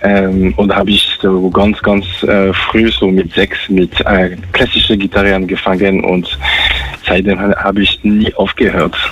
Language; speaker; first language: German; non-native, fluent; French